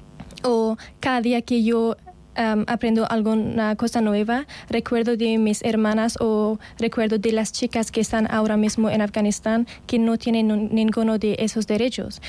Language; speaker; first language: Spanish; non-native, fluent; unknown